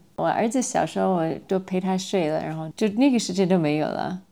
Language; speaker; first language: Chinese; non-native, fluent; English